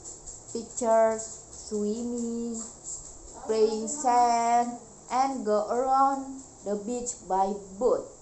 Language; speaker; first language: English; non-native, learner; Indonesian